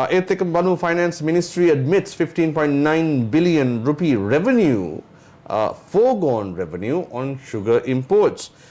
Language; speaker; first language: English; non-native, local second language; Sinhala